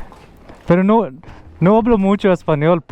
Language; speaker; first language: Spanish; non-native, learner; Urdu